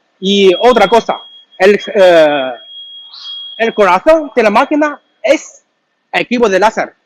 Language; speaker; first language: Spanish; non-native, learner; Chinese